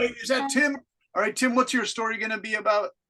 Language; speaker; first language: English; native; English